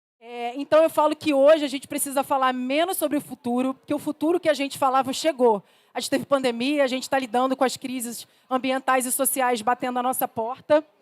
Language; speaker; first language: Portuguese; native; Portuguese